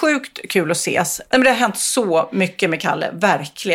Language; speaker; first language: Swedish; native; Swedish